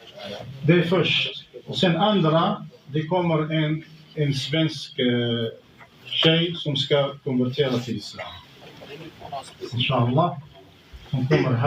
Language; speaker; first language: Swedish; non-native, fluent; Arabic